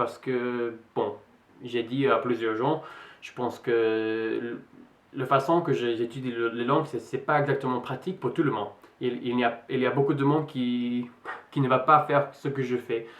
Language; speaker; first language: French; non-native, fluent; English